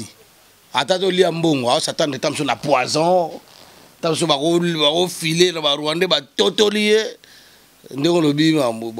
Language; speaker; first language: French; non-native, local second language; Lingala